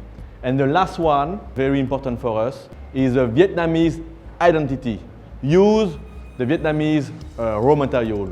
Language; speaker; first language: English; non-native, fluent; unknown